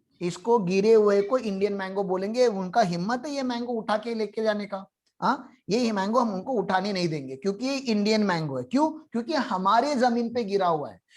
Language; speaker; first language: Hindi; non-native, local second language; Marathi